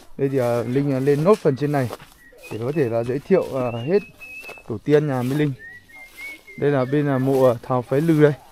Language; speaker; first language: Vietnamese; non-native, local second language; Hmong